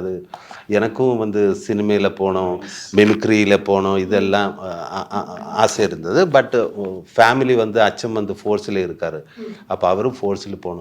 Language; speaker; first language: Tamil; non-native, learner; Malayalam